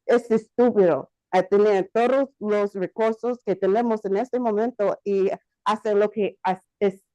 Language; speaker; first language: Spanish; non-native, learner; English